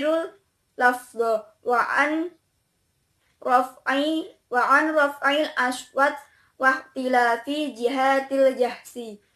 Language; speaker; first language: Arabic; non-native, learner; Indonesian